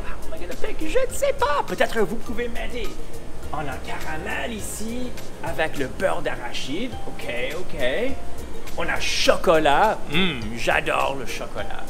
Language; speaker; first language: French; non-native, learner; English